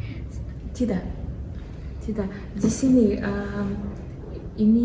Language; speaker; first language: Indonesian; non-native, learner; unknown